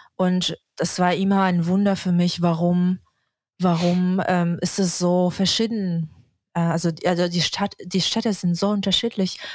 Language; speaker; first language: German; non-native, fluent; Russian